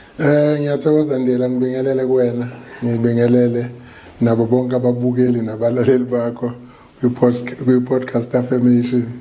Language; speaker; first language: Zulu; native; Zulu